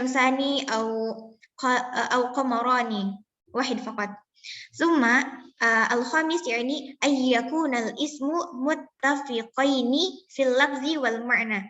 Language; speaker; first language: Arabic; non-native, learner; Indonesian